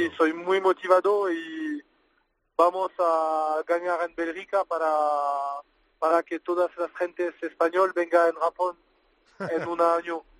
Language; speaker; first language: Spanish; non-native, learner; French